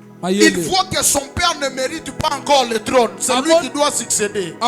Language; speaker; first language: French; non-native, local second language; Lingala